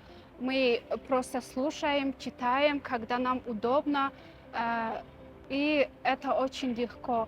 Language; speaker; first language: Russian; non-native, learner; Tajik